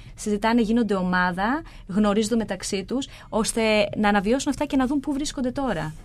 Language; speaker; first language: Greek; early bilingual, other home language; Albanian